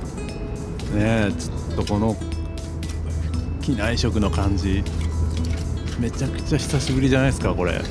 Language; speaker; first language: Japanese; native; Japanese